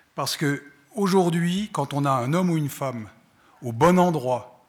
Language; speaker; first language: French; native; French